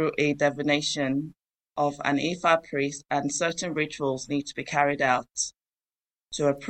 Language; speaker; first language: English; non-native, local second language; Yoruba